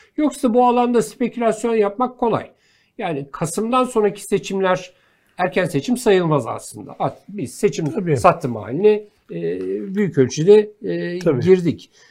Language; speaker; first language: Turkish; native; Turkish